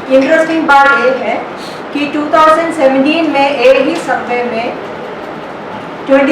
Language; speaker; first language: Hindi; non-native, local second language; Gujarati